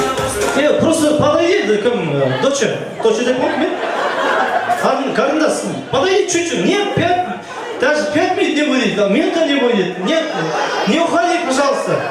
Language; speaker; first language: Russian; non-native, local second language; Kazakh